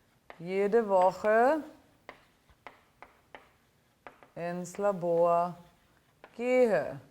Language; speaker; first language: German; non-native, fluent; English